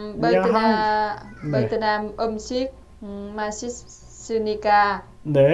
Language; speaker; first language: Korean; non-native, learner; Vietnamese